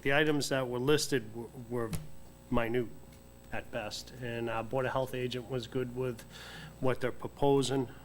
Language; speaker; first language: English; native; English